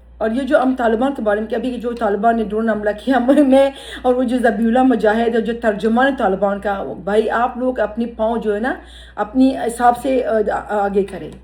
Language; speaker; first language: Urdu; early bilingual, heritage; Urdu